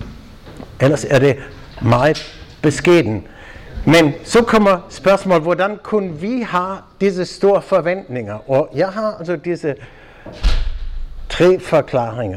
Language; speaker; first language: Danish; non-native, fluent; German